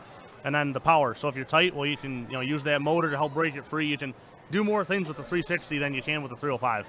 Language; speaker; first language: English; native; English